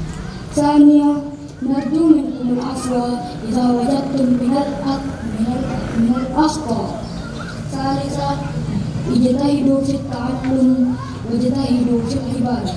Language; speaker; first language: Arabic; non-native, learner; Indonesian